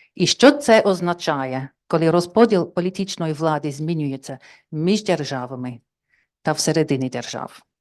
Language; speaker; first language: Ukrainian; non-native, fluent; English